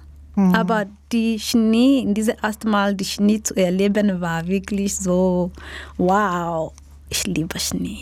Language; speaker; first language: German; non-native, learner; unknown